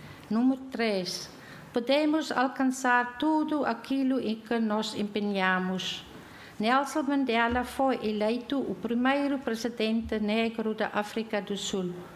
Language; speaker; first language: Portuguese; non-native, fluent; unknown